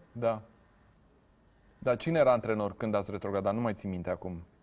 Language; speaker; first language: Romanian; native; Romanian